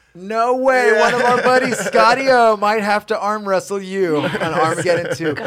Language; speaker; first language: English; native; English